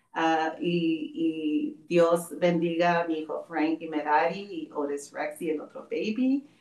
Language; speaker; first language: Spanish; early bilingual, heritage; Spanish